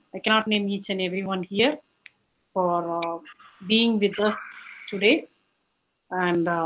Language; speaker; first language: English; non-native, local second language; Tamil